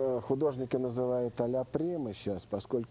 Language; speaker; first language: Russian; native; Russian